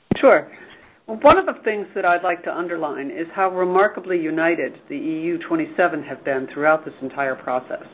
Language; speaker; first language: English; native; English